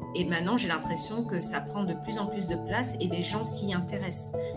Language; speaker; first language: French; native; French